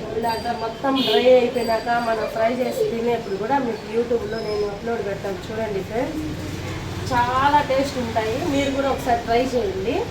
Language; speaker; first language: Telugu; non-native, local second language; Urdu